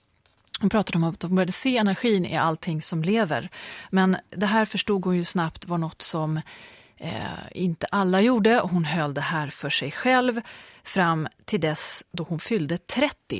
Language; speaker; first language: Swedish; native; Swedish